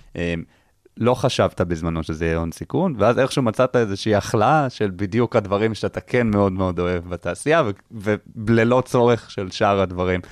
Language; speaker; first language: Hebrew; native; Hebrew